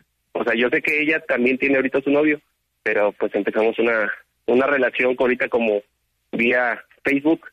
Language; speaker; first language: Spanish; native; Spanish